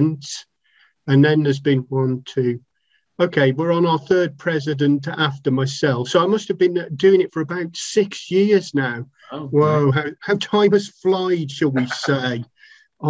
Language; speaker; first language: English; native; English